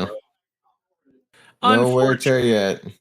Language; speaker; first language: English; native; English